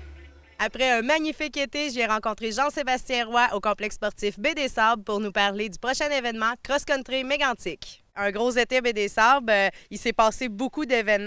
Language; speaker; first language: French; native; French